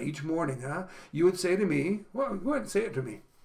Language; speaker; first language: English; native; English